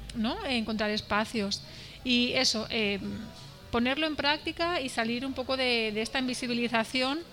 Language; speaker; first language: Spanish; non-native, local second language; Catalan